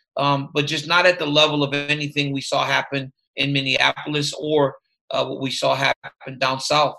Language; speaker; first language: English; native; English